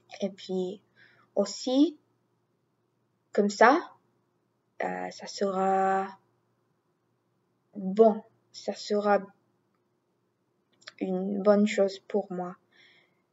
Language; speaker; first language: French; non-native, learner; English